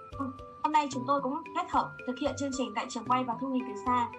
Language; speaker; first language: Vietnamese; native; Vietnamese